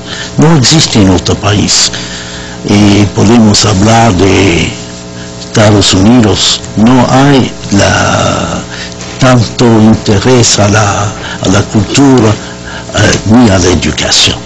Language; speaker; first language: Spanish; non-native, fluent; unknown